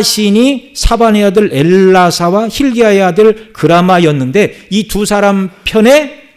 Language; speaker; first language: Korean; native; Korean